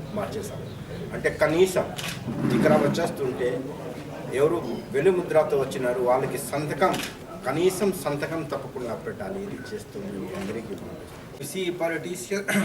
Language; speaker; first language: Telugu; non-native, fluent; Hindi